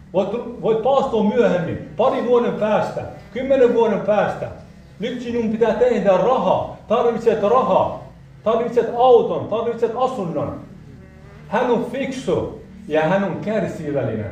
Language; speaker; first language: Finnish; non-native, fluent; Arabic